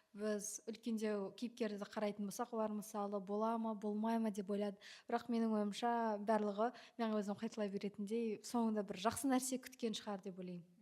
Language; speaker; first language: Kazakh; non-native, local second language; Russian